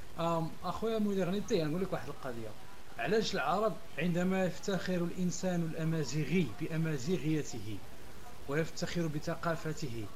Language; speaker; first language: Arabic; non-native, local second language; Berber languages